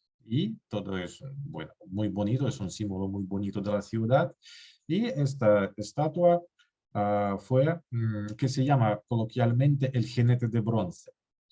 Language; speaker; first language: Spanish; non-native, fluent; Russian